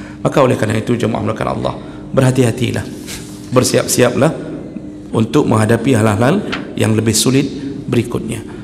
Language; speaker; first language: Malay; non-native, local second language; Achinese